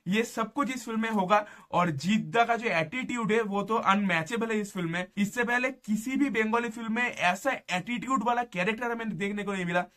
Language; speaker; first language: Hindi; non-native, local second language; Bangla